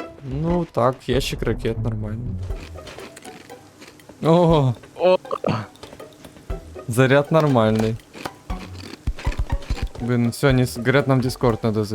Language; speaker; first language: Russian; native; Russian